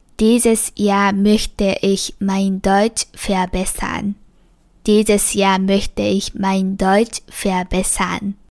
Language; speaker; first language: German; non-native, fluent; Japanese